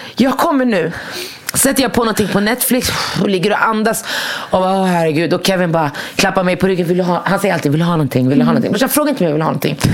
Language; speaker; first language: Swedish; early bilingual, other home language; Arabic